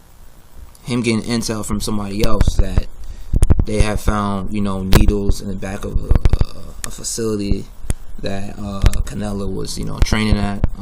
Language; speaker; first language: English; native; English